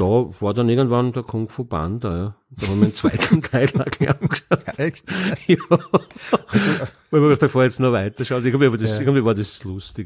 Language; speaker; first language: German; native; German